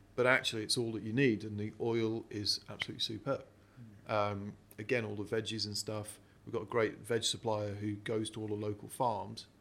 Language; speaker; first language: English; native; English